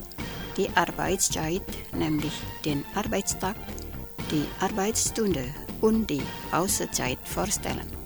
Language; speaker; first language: German; non-native, fluent; Indonesian